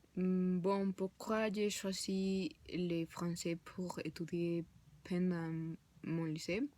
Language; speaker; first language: French; non-native, learner; Spanish